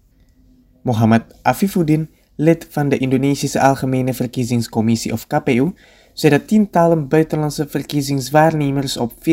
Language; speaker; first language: Dutch; non-native, fluent; Indonesian